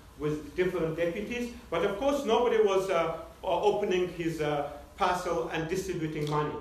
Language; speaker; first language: English; non-native, fluent; Azerbaijani